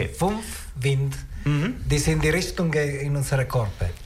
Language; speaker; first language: German; non-native, learner; Italian